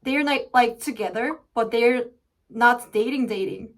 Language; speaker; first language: English; non-native, fluent; Korean